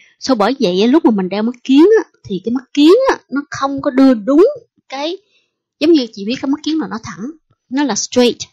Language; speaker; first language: Vietnamese; early bilingual, heritage; Vietnamese